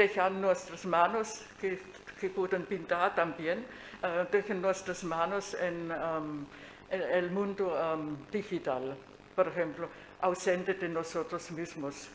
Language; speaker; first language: Spanish; non-native, fluent; German